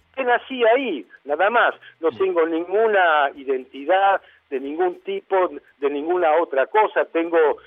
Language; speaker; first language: Spanish; early bilingual, other home language; Hungarian